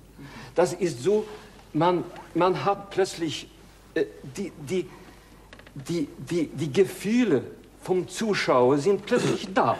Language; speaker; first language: German; non-native, fluent; Swedish